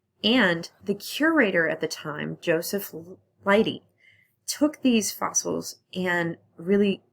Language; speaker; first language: English; native; English